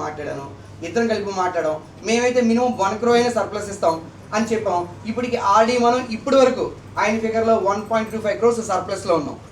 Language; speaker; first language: Telugu; native; Telugu